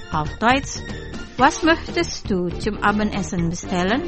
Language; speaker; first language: German; non-native, fluent; Indonesian